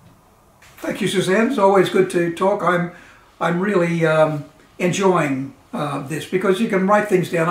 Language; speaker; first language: English; native; English